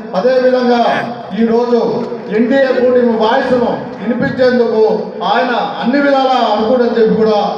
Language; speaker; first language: Telugu; native; Telugu